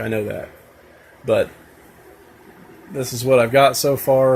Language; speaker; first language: English; native; English